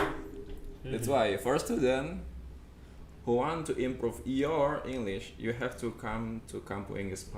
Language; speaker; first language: English; non-native, fluent; Indonesian